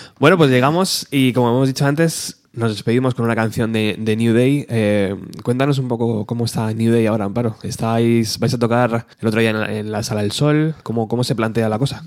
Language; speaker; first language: Spanish; native; Spanish